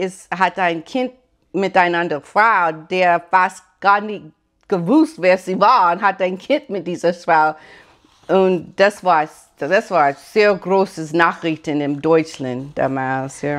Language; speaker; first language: German; non-native, learner; English